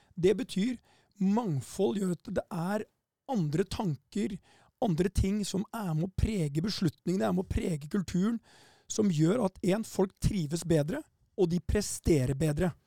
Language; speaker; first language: Norwegian; native; Norwegian